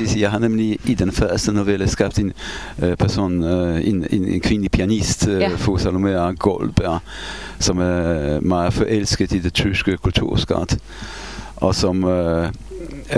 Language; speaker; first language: Danish; non-native, fluent; Polish